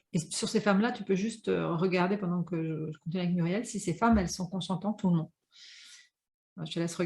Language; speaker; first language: French; native; French